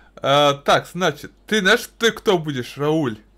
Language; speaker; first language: Russian; native; Russian